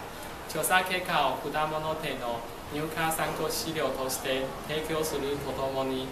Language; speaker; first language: Japanese; non-native, learner; Chinese